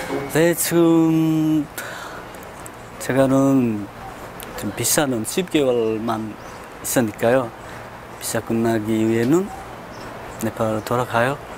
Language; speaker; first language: Korean; non-native, learner; Nepali